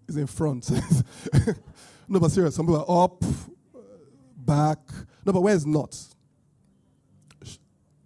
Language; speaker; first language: English; non-native, local second language; Bini